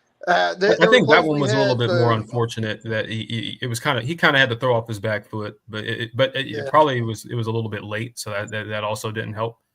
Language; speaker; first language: English; native; English